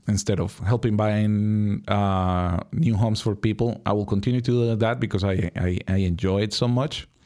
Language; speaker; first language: English; non-native, fluent; Spanish